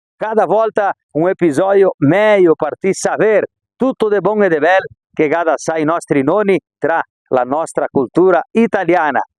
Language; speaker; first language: Italian; early bilingual, heritage; Italian